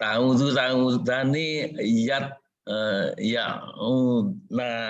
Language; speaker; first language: Arabic; non-native, learner; Indonesian